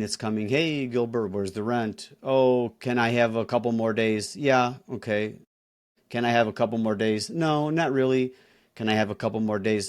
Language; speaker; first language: English; native; English